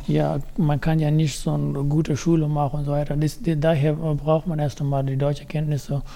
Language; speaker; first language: German; non-native, learner; Persian